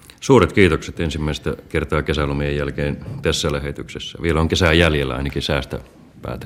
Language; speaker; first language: Finnish; native; Finnish